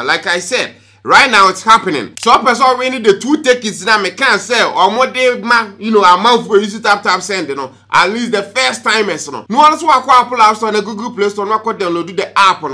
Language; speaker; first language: English; non-native, local second language; Akan